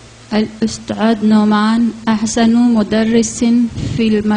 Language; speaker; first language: Arabic; non-native, learner; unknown